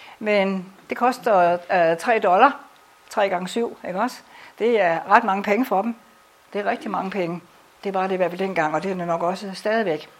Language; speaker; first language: Danish; native; Danish